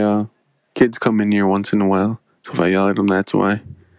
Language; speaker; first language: English; native; English